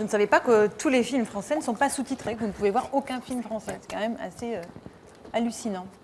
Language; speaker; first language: French; native; French